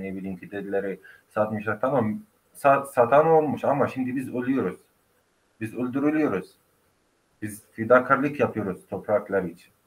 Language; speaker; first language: Turkish; non-native, fluent; Arabic